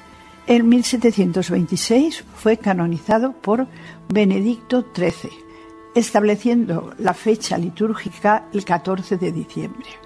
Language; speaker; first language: Spanish; native; Spanish